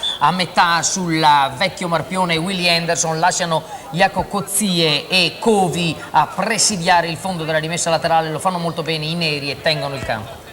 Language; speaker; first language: Italian; native; Italian